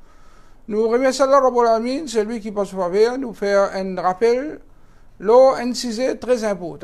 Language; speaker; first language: French; non-native, local second language; Morisyen